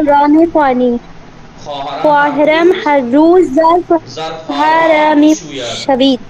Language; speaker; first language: Persian; non-native, learner; Urdu